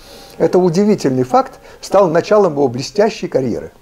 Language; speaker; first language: Russian; native; Russian